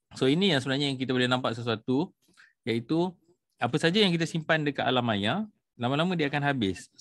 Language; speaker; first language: Malay; native; Malay